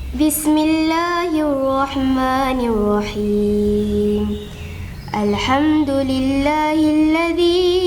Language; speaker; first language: Arabic; non-native, learner; Malay